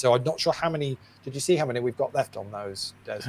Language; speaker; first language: English; native; English